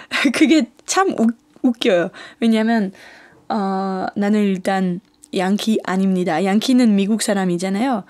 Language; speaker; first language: Korean; non-native, fluent; French